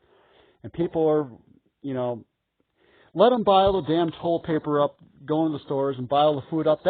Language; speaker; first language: English; native; English